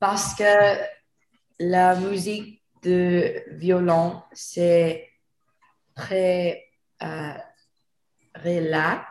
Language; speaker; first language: French; non-native, learner; Spanish